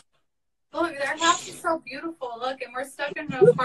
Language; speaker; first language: English; native; English